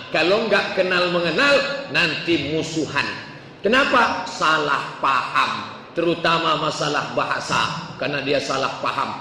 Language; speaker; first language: Indonesian; native; Indonesian